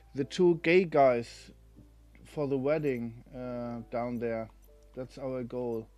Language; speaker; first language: English; non-native, fluent; German